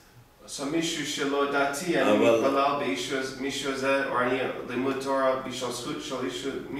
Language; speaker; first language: Hebrew; non-native, learner; English